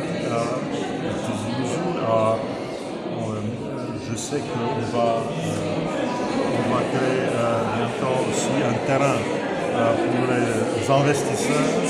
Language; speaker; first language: French; non-native, fluent; Czech